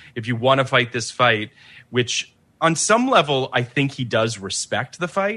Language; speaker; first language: English; native; English